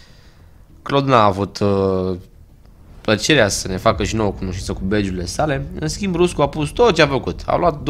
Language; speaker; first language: Romanian; native; Romanian